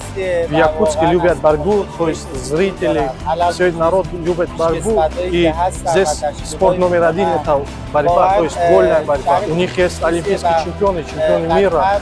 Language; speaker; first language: Russian; non-native, fluent; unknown